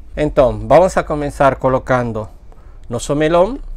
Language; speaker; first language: Spanish; native; Spanish